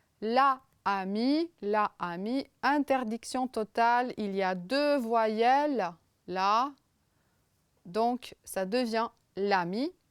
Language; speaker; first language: French; non-native, fluent; Romanian